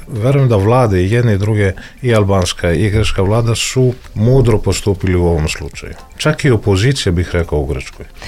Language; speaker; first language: Serbian; non-native, fluent; Greek